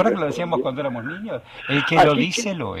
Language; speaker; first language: Spanish; native; Spanish